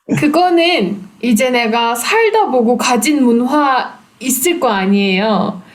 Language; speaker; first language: Korean; non-native, fluent; Turkish